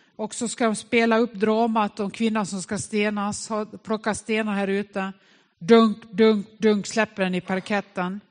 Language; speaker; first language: Swedish; native; Swedish